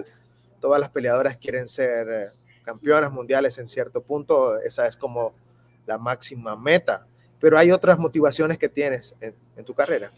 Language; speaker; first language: Spanish; native; Spanish